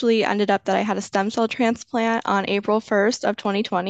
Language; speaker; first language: English; native; English